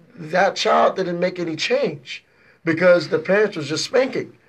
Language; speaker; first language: English; early bilingual, other home language; Haitian Creole